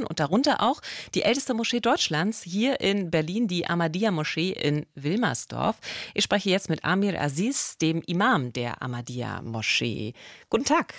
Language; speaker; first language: German; native; German